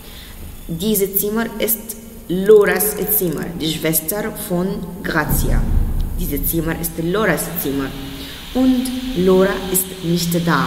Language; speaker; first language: German; non-native, fluent; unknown